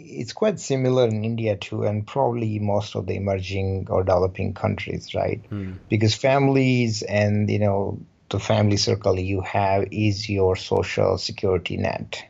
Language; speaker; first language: English; non-native, local second language; Rajasthani